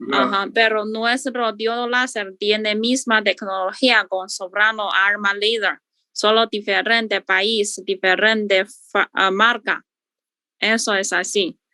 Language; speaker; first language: Spanish; non-native, learner; Chinese